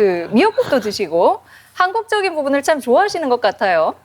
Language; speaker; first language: Korean; native; Korean